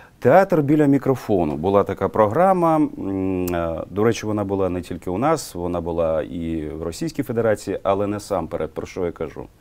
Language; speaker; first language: Ukrainian; non-native, local second language; Russian